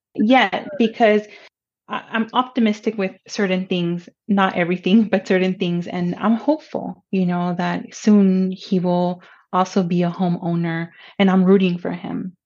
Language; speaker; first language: English; early bilingual, other home language; Spanish